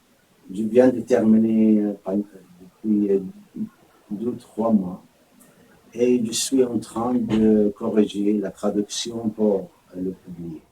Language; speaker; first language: French; non-native, fluent; Arabic